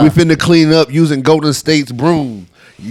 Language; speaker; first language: English; native; English